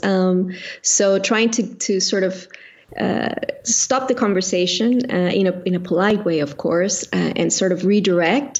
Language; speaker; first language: English; native; English